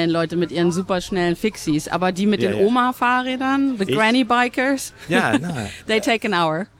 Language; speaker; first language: German; native; German